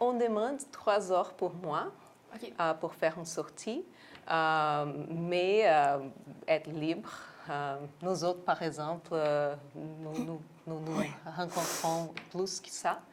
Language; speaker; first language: French; non-native, local second language; English